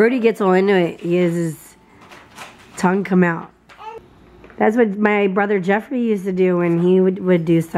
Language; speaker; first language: English; native; English